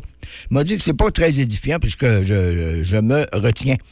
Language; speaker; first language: French; native; French